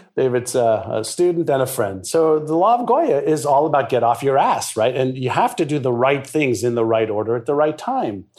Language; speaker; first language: English; non-native, fluent; Hebrew